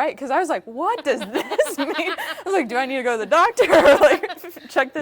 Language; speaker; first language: English; native; English